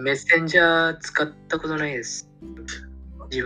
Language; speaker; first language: Japanese; non-native, learner; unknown